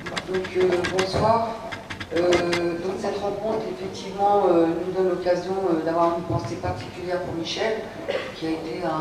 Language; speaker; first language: French; native; French